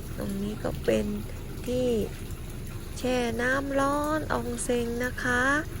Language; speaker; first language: Thai; native; Thai